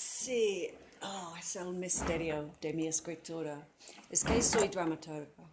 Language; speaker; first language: Spanish; non-native, fluent; English